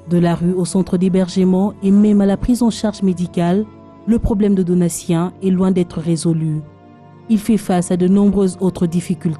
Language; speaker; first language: French; native; French